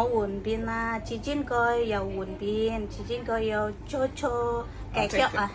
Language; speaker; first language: Cantonese; non-native, learner; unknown